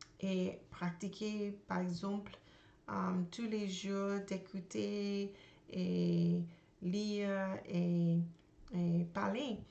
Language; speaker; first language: French; non-native, learner; English